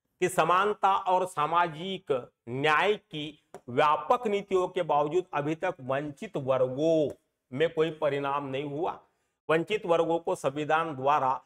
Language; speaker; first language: Hindi; non-native, local second language; Marathi